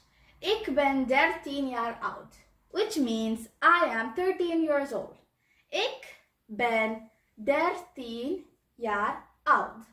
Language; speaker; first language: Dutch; early bilingual, other home language; Tamil